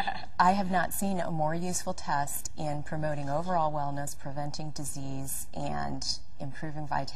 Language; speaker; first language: English; native; English